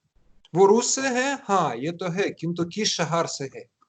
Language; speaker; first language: Hindi; non-native, learner; Russian